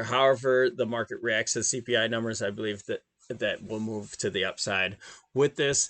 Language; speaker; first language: English; native; English